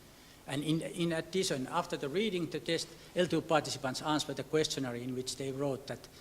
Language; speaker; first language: English; non-native, fluent; Finnish